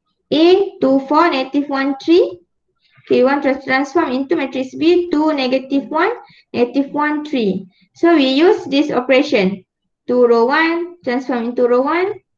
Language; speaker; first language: English; non-native, local second language; Malay